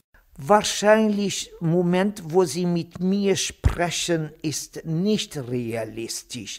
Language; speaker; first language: German; non-native, fluent; Kurdish